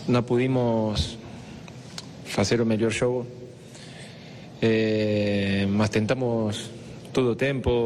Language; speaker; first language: Portuguese; non-native, fluent; Spanish